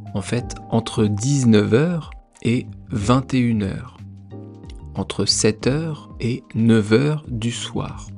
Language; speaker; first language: French; native; French